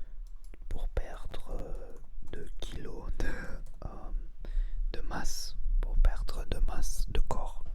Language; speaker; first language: French; non-native, learner; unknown